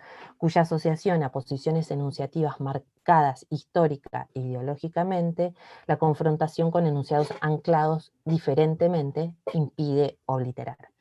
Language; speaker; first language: Spanish; native; Spanish